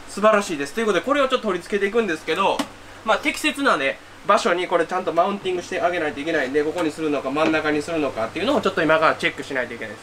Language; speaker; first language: Japanese; native; Japanese